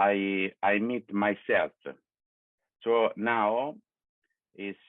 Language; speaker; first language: English; non-native, learner; Italian